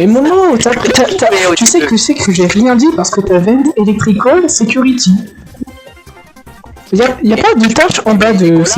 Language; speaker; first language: French; native; French